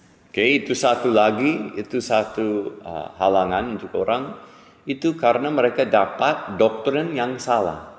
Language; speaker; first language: Indonesian; non-native, fluent; English